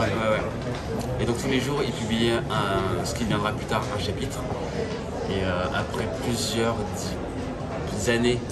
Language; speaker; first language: French; native; French